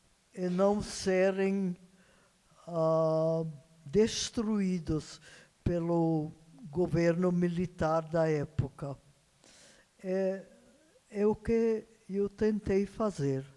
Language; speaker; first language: Portuguese; non-native, fluent; Hungarian